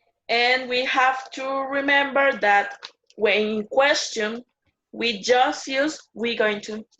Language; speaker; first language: English; non-native, learner; Spanish